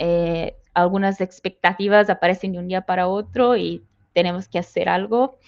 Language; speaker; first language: Spanish; non-native, fluent; Portuguese